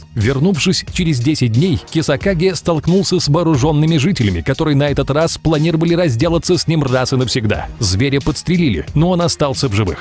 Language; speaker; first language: Russian; native; Russian